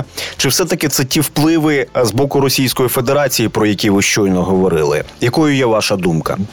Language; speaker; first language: Ukrainian; native; Ukrainian